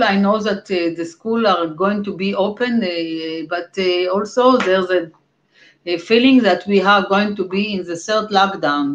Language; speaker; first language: English; non-native, fluent; Hebrew